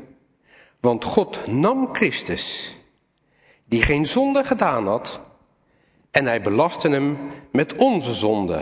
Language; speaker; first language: Dutch; native; Dutch